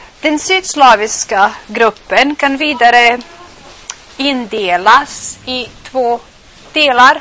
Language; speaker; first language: Swedish; non-native, fluent; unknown